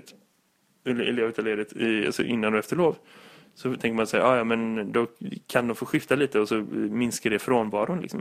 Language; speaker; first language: Swedish; native; Swedish